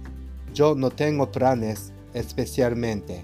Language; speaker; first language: Spanish; non-native, learner; Japanese